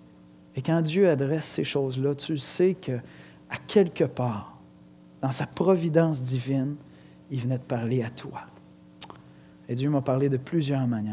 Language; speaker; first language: French; native; French